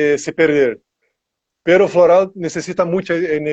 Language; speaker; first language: Spanish; non-native, learner; Portuguese